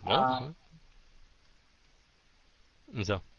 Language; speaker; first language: English; early bilingual, heritage; Vietnamese